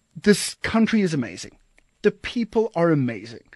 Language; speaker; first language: English; native; English